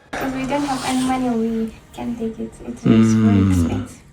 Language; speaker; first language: English; non-native, learner; Hazaragi